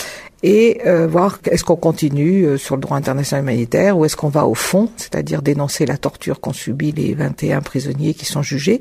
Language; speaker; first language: French; native; French